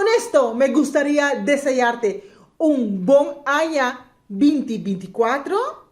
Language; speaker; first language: Spanish; non-native, local second language; Papiamento